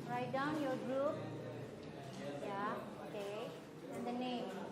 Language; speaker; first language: English; non-native, fluent; Indonesian